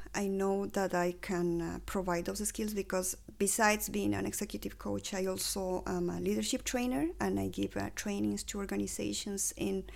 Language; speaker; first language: English; non-native, fluent; Spanish